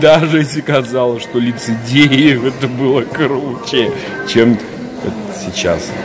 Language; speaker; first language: Russian; native; Russian